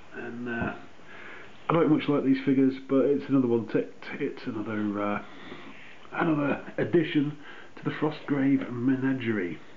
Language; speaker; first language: English; native; English